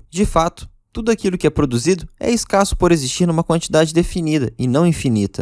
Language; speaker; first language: Portuguese; native; Portuguese